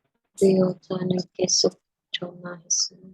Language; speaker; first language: Korean; non-native, learner; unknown